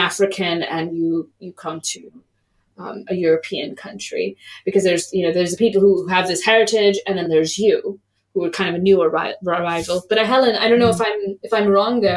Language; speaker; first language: English; native; English